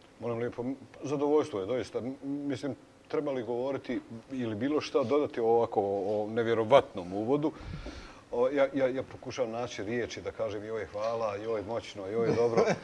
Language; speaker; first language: Bosnian; native; Bosnian